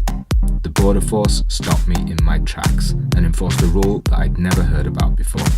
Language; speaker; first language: English; native; English